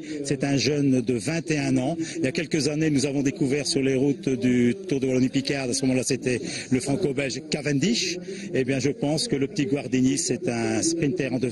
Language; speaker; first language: French; native; French